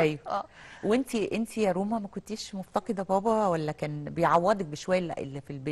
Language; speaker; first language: Arabic; native; Arabic